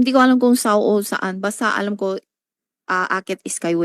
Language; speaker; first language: Filipino; non-native, local second language; Chinese